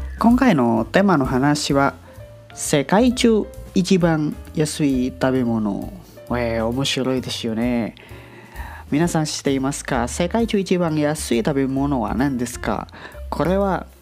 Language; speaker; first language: Japanese; non-native, learner; Indonesian